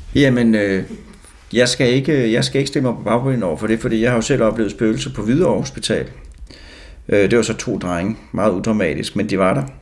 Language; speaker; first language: Danish; native; Danish